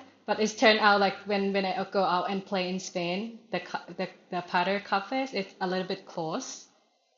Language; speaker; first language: English; non-native, learner; Thai